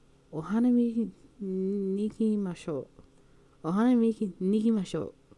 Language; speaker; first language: Japanese; non-native, learner; English